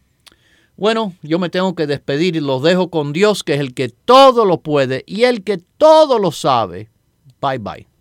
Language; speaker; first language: Spanish; native; Spanish